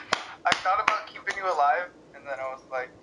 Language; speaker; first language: English; native; English